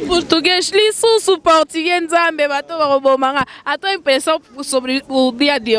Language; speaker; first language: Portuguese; non-native, learner; French